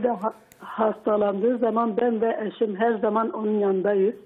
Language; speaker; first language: Turkish; non-native, local second language; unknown